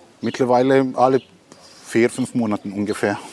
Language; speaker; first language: German; non-native, fluent; Serbian